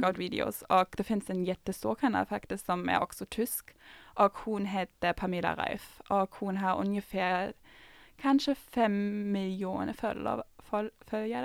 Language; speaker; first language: Swedish; non-native, fluent; German